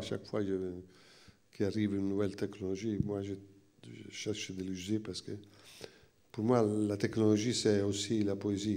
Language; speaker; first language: French; non-native, fluent; Italian